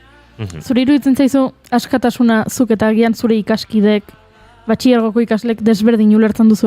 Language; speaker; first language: Basque; native; Basque